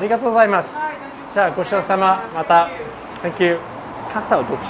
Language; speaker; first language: Japanese; non-native, fluent; English